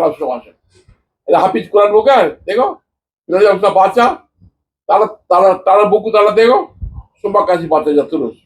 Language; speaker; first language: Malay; non-native, learner; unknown